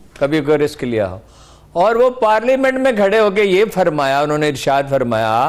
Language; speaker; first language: Urdu; native; Urdu